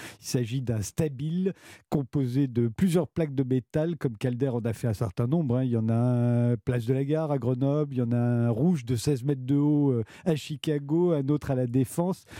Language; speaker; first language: French; native; French